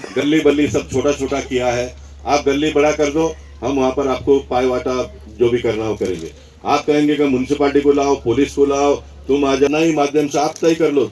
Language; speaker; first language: Hindi; non-native, local second language; Marathi